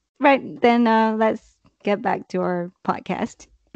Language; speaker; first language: English; non-native, fluent; Chinese